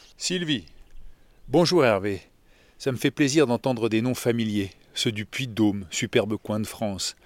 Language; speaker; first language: French; native; French